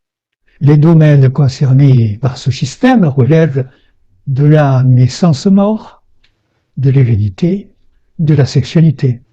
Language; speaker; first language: French; native; French